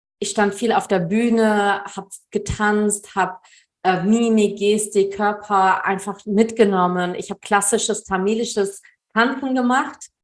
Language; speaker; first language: German; early bilingual, other home language; Tamil